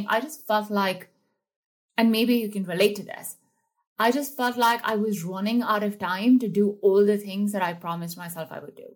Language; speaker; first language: English; non-native, local second language; Hindi